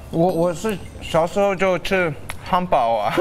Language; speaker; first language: Chinese; early bilingual, heritage; Chinese